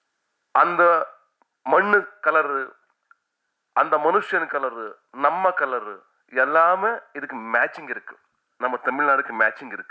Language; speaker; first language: Tamil; non-native, learner; Kannada